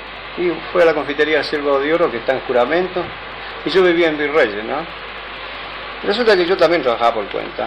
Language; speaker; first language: Spanish; native; Spanish